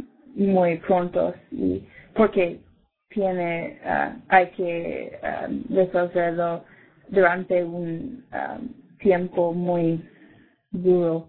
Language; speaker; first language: Spanish; non-native, learner; English